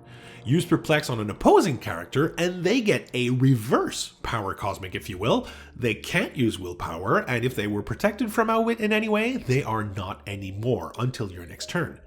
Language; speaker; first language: English; native; English